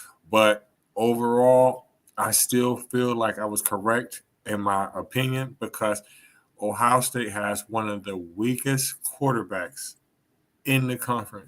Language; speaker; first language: English; native; English